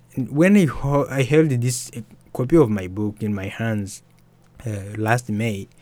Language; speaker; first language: English; early bilingual, other home language; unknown